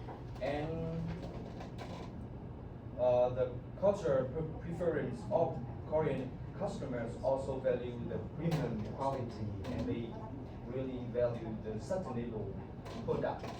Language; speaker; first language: English; non-native, learner; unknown